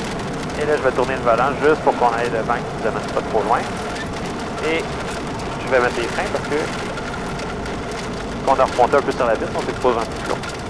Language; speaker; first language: French; native; French